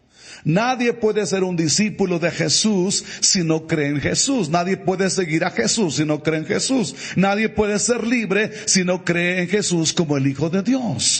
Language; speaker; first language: Spanish; native; Spanish